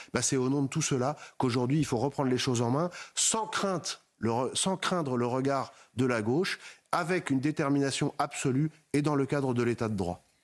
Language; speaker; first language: French; native; French